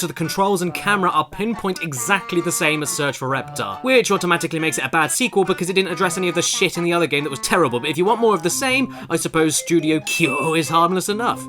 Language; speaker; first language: English; native; English